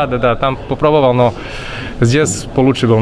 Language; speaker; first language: Russian; non-native, learner; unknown